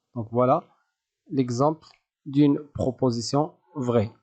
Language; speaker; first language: French; non-native, local second language; Arabic